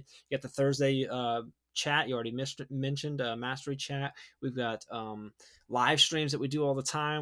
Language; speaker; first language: English; native; English